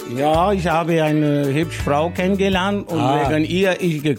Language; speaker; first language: German; non-native, learner; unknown